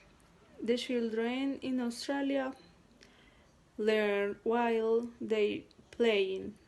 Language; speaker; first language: English; non-native, learner; Spanish